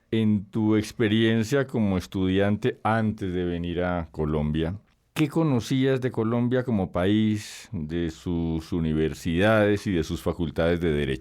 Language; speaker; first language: Spanish; native; Spanish